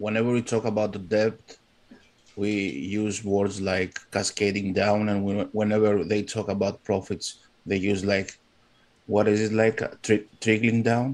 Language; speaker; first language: English; non-native, fluent; Greek